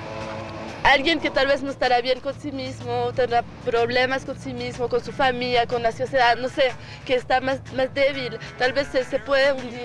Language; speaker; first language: Spanish; non-native, fluent; French